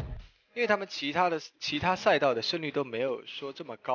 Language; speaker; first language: Chinese; native; Chinese